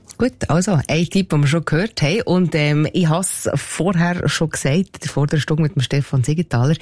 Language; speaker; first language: German; native; German